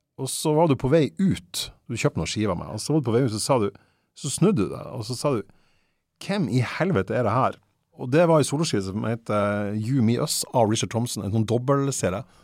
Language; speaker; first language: Norwegian; native; Norwegian